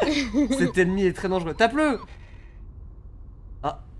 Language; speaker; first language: French; native; French